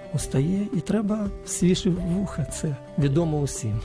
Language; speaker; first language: Ukrainian; native; Ukrainian